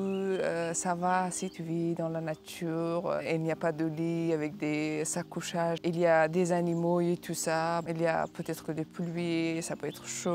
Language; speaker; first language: French; non-native, learner; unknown